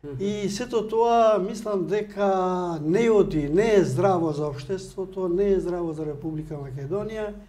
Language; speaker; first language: Macedonian; non-native, local second language; Albanian